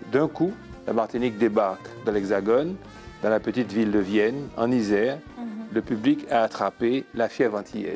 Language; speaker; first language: French; native; French